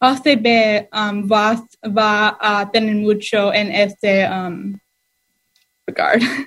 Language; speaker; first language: Spanish; non-native, learner; English